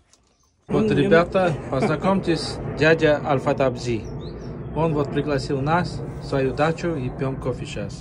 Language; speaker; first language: Russian; non-native, fluent; Uzbek